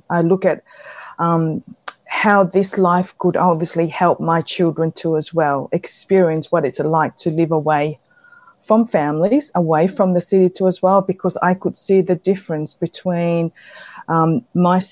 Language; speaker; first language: English; non-native, fluent; Samoan